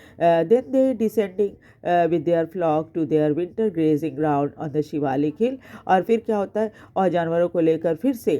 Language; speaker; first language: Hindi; native; Hindi